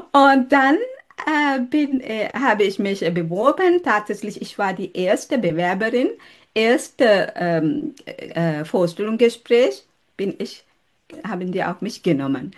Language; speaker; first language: German; non-native, fluent; Sinhala